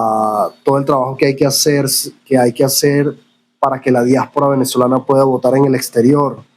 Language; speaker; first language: Spanish; native; Spanish